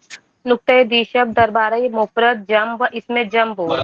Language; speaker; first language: Persian; non-native, learner; Urdu